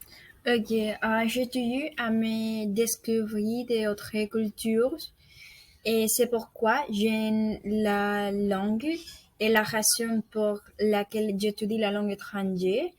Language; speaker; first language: French; non-native, learner; Spanish